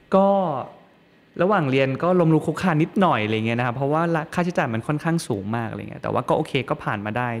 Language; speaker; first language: Thai; native; Thai